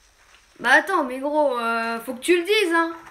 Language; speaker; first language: French; native; French